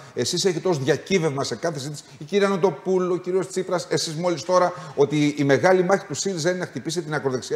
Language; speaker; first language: Greek; native; Greek